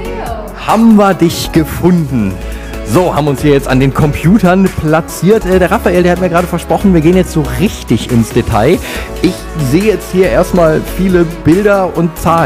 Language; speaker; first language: German; native; German